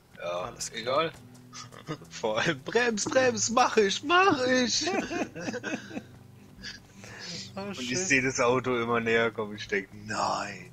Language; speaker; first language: German; native; German